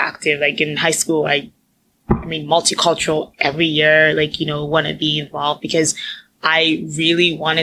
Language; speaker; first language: English; non-native, local second language; Akan